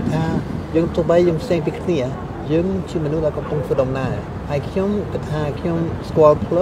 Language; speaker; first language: Khmer; non-native, fluent; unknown